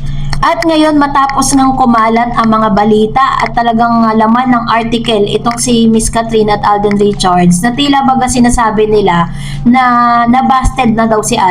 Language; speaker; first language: Filipino; native; Filipino